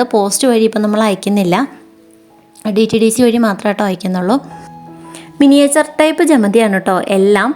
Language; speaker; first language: Malayalam; native; Malayalam